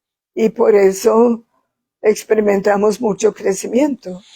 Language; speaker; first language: Spanish; non-native, fluent; Swedish